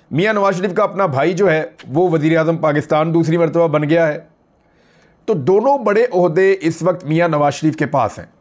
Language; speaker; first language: Urdu; native; Urdu